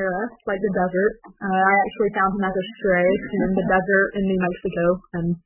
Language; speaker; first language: English; native; English